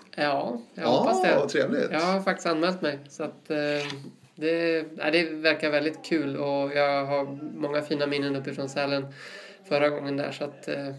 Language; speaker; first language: Swedish; native; Swedish